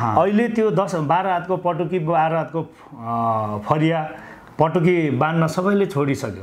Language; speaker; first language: Nepali; non-native, local second language; Eastern Tamang